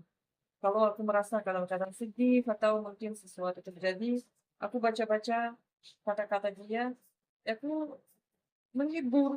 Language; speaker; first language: Indonesian; non-native, learner; Russian